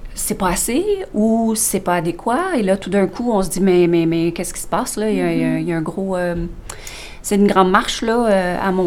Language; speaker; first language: French; native; French